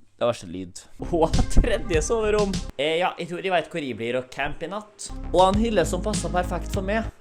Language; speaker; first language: Norwegian; native; Norwegian